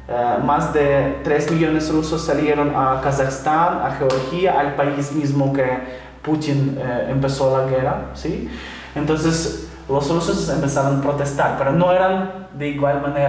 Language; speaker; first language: Spanish; non-native, fluent; Ukrainian